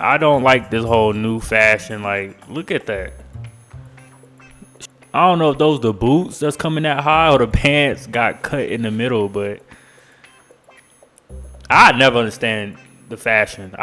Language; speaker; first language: English; native; English